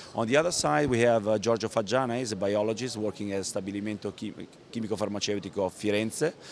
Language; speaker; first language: English; non-native, fluent; Italian